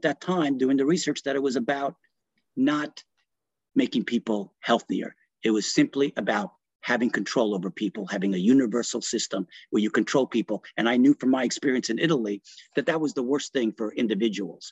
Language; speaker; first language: English; early bilingual, other home language; Italian